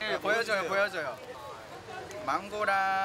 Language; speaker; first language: Korean; non-native, fluent; Vietnamese